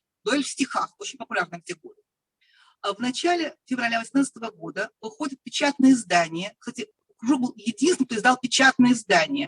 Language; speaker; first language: Russian; native; Russian